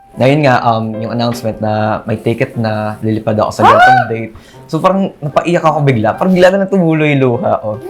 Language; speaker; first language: Filipino; early bilingual, heritage; Filipino